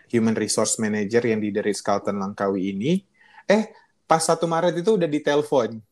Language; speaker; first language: Indonesian; native; Indonesian